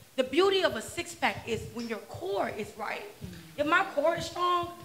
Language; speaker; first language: English; native; English